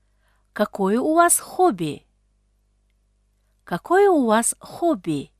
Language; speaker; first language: Russian; non-native, local second language; Tajik